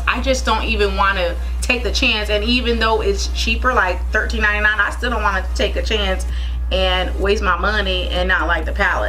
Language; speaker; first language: English; native; English